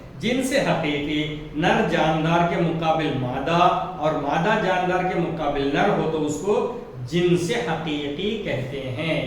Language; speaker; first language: Urdu; native; Urdu